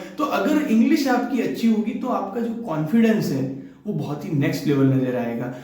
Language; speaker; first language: Hindi; native; Hindi